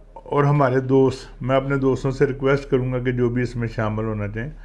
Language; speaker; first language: Urdu; non-native, local second language; Punjabi